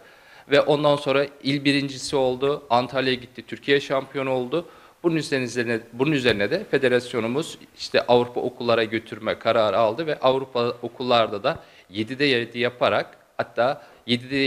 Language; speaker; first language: Turkish; native; Turkish